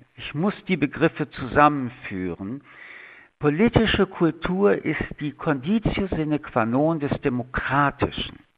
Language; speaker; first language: German; early bilingual, other home language; French